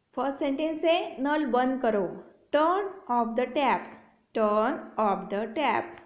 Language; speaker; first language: Hindi; native; Hindi